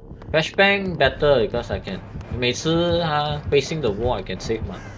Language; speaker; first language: English; non-native, local second language; Chinese